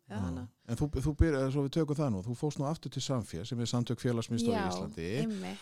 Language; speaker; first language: Icelandic; native; Icelandic